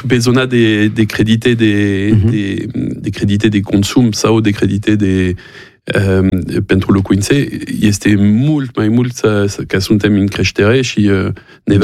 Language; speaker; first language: Romanian; non-native, learner; French